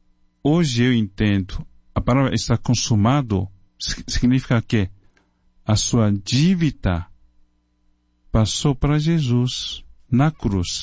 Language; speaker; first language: Portuguese; non-native, fluent; Chinese